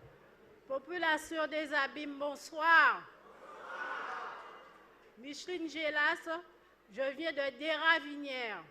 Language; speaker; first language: French; native; French